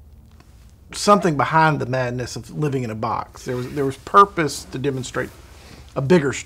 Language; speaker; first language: English; native; English